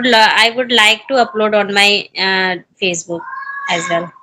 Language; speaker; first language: English; non-native, learner; Hindi